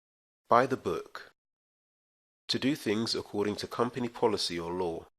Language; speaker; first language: English; native; English